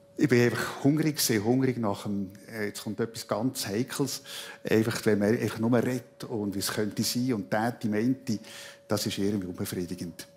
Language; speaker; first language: German; native; German